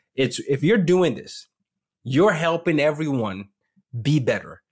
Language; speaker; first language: English; non-native, local second language; Yoruba